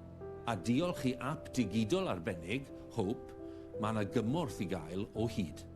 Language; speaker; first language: Welsh; native; Welsh